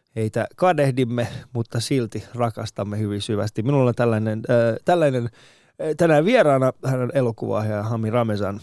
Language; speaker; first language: Finnish; early bilingual, other home language; Persian